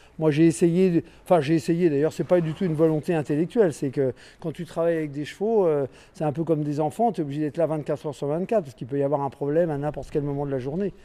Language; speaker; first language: French; native; French